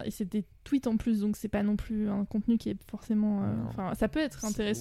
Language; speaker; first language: French; native; French